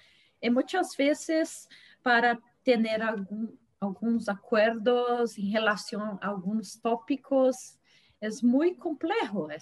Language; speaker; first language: Spanish; non-native, fluent; Portuguese